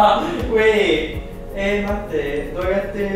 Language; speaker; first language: Japanese; non-native, learner; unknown